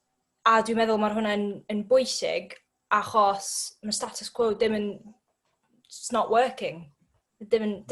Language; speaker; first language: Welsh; non-native, learner; English